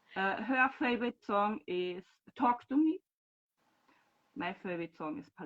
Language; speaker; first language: English; non-native, learner; German